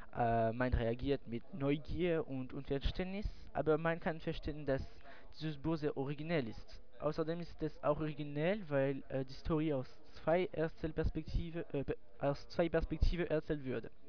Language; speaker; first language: German; non-native, learner; French